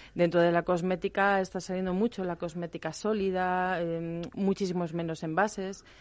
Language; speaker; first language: Spanish; non-native, fluent; German